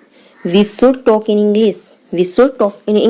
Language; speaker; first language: English; non-native, local second language; Hindi